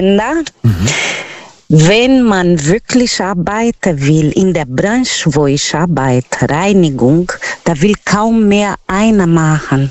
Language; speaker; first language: German; non-native, learner; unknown